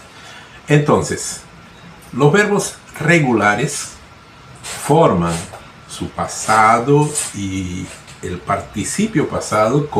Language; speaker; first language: Spanish; non-native, fluent; Portuguese